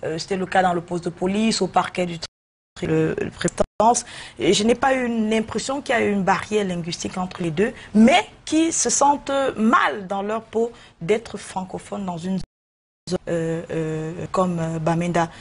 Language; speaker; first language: French; native; French